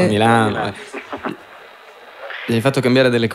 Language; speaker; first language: Italian; native; Italian